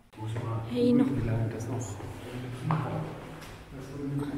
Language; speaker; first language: German; native; German